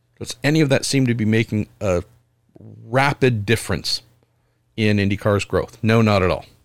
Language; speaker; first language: English; native; English